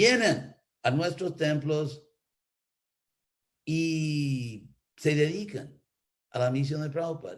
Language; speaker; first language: Spanish; non-native, fluent; English